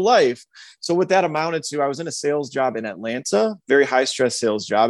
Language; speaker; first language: English; native; English